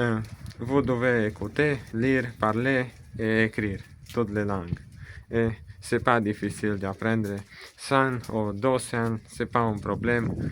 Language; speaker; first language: French; non-native, learner; Romanian